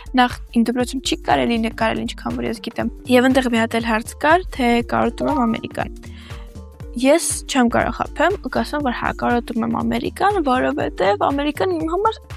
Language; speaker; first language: Armenian; early bilingual, heritage; Armenian